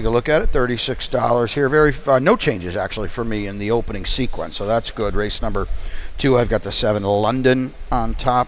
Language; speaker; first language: English; native; English